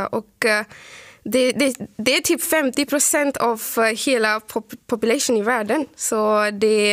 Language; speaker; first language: Swedish; non-native, fluent; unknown